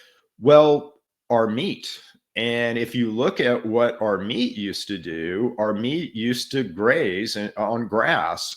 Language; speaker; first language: English; native; English